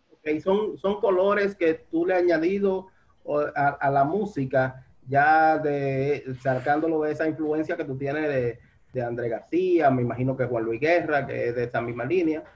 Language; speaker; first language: Spanish; native; Spanish